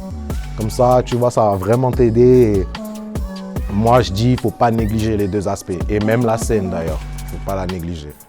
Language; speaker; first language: French; native; French